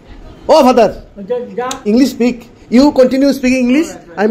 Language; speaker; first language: English; non-native, local second language; Bangla